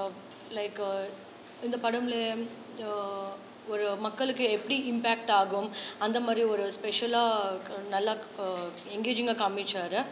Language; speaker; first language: Tamil; non-native, learner; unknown